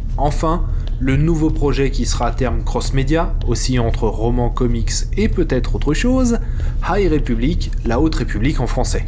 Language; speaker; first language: French; native; French